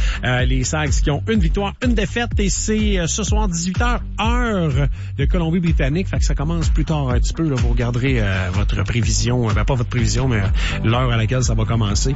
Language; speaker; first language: French; native; French